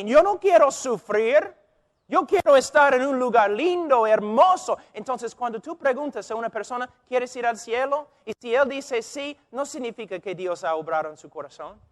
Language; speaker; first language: Spanish; non-native, fluent; English